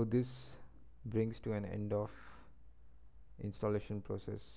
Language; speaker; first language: English; non-native, local second language; Marathi